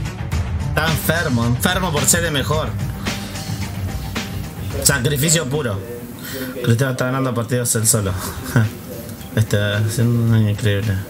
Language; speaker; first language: Spanish; native; Spanish